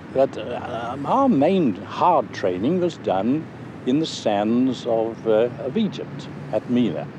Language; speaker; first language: English; native; English